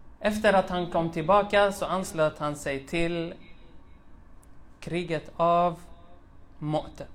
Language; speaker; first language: Swedish; early bilingual, other home language; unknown